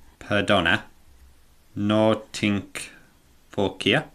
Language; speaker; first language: Catalan; non-native, learner; English